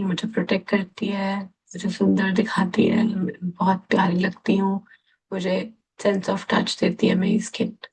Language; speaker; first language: Hindi; native; Hindi